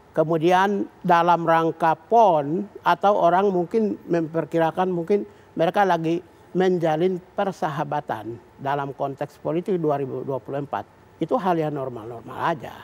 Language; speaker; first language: Indonesian; native; Indonesian